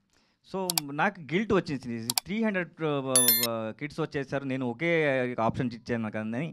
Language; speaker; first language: Telugu; non-native, learner; Kannada